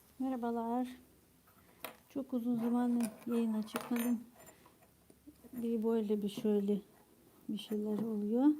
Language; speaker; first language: Turkish; non-native, fluent; Ukrainian